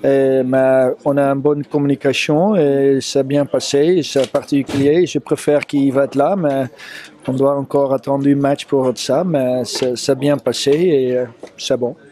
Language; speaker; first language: French; non-native, fluent; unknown